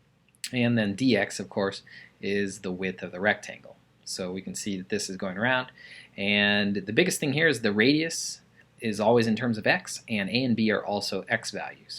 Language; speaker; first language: English; native; English